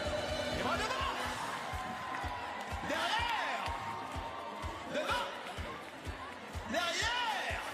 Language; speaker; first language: French; native; French